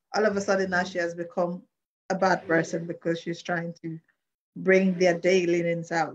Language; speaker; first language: English; non-native, local second language; Krio